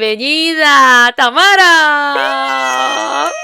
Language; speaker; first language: Spanish; non-native, fluent; Korean